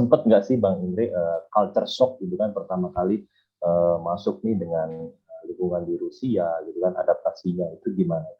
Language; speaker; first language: Indonesian; native; Indonesian